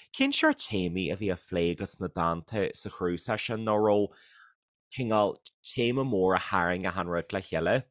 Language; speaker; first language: Irish; native; Irish